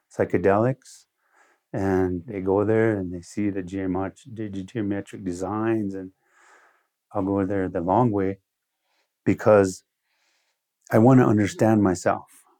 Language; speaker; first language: English; early bilingual, other home language; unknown